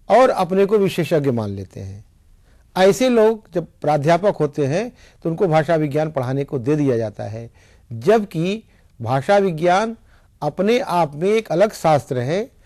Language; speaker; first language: Hindi; native; Hindi